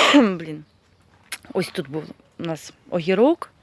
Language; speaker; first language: Ukrainian; non-native, local second language; Russian